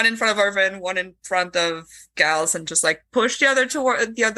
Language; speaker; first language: English; non-native, fluent; French